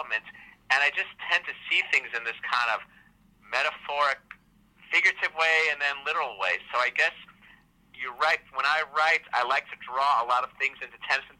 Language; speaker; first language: English; native; English